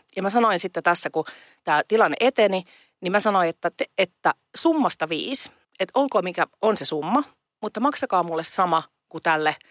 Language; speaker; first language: Finnish; native; Finnish